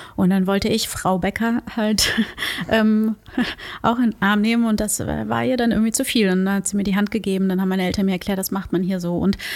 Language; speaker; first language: German; early bilingual, other home language; Portuguese